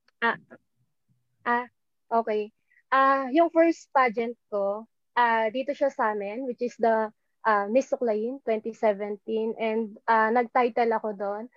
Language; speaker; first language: Filipino; non-native, local second language; Pampanga